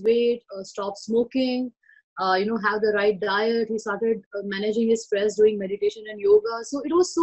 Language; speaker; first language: English; non-native, local second language; Marathi